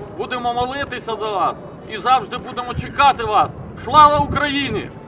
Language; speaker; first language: Ukrainian; native; Ukrainian